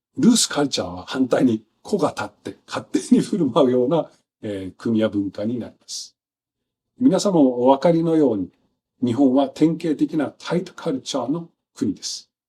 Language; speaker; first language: Japanese; non-native, fluent; Danish